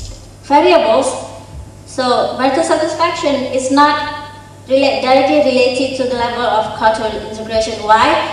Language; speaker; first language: English; non-native, fluent; Indonesian